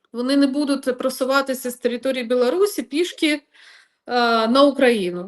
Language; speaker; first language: Ukrainian; non-native, local second language; Russian